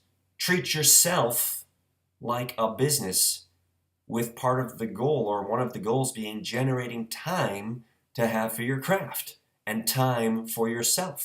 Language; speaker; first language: English; native; English